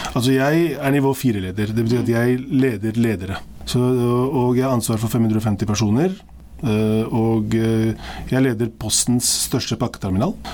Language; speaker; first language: Norwegian; early bilingual, other home language; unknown